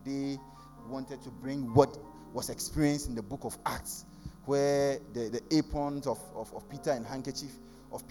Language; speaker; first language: English; non-native, local second language; Akan